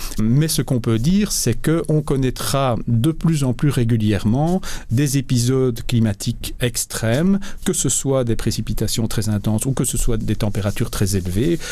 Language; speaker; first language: French; native; French